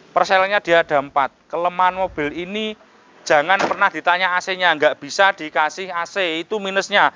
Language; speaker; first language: Indonesian; native; Indonesian